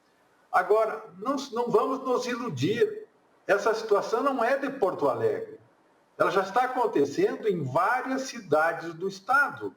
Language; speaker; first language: Portuguese; native; Portuguese